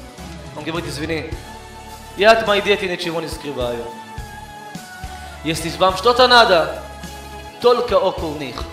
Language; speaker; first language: Russian; early bilingual, heritage; Hebrew